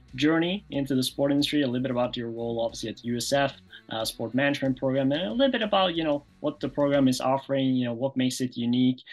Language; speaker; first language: English; non-native, fluent; Norwegian